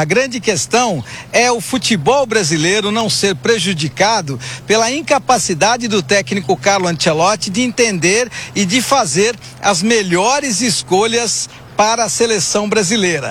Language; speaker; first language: Portuguese; native; Portuguese